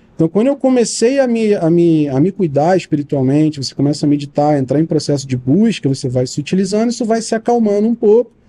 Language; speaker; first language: Portuguese; native; Portuguese